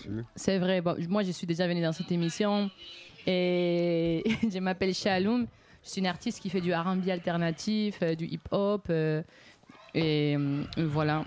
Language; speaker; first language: French; native; French